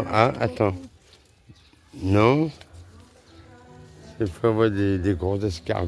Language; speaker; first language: French; native; French